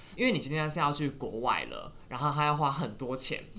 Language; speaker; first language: Chinese; native; Chinese